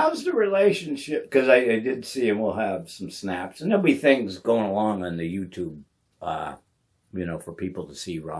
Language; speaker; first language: English; native; English